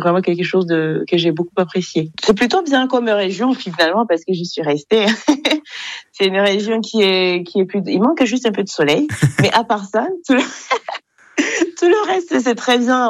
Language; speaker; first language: French; non-native, local second language; Kinyarwanda